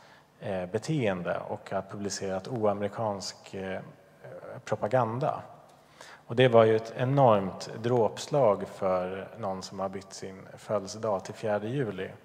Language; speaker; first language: Swedish; native; Swedish